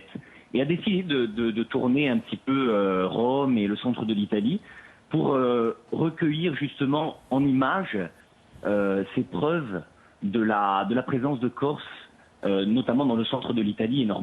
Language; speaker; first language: French; non-native, fluent; Italian